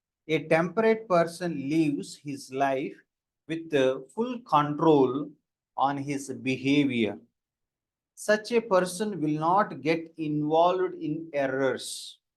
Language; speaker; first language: English; non-native, local second language; Telugu